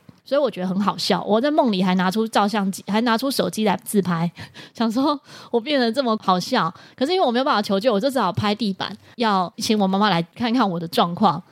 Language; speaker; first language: Chinese; native; Chinese